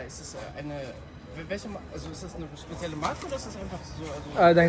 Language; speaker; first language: German; non-native, learner; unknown